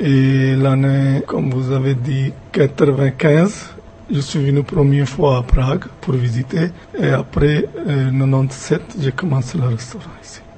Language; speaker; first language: French; non-native, learner; Punjabi